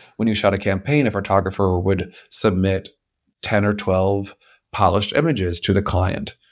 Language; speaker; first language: English; native; English